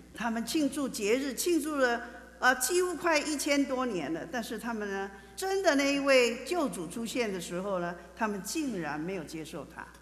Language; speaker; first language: Chinese; native; Chinese